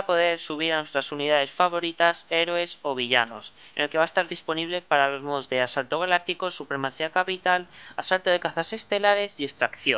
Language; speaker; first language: Spanish; native; Spanish